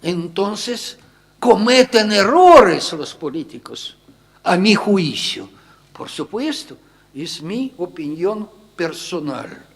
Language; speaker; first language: Spanish; non-native, fluent; Russian